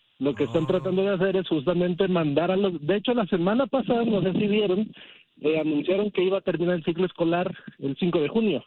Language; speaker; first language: Spanish; early bilingual, heritage; Spanish